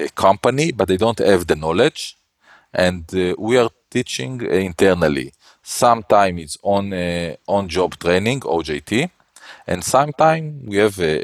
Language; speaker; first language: English; non-native, learner; Hebrew